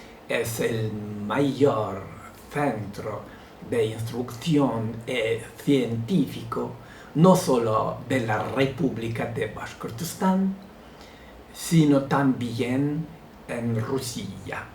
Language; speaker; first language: Spanish; non-native, learner; Russian